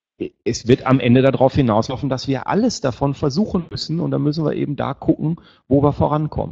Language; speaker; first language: German; native; German